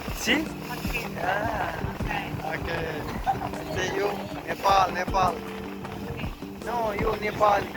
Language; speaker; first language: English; non-native, learner; Nepali